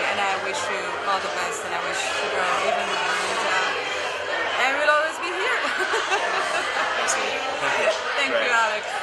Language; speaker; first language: English; non-native, fluent; Arabic